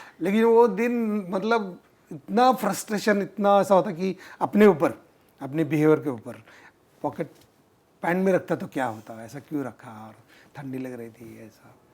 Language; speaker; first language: Hindi; non-native, local second language; Marathi